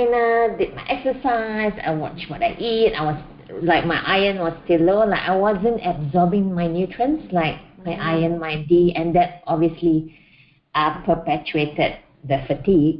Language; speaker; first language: English; non-native, local second language; Malay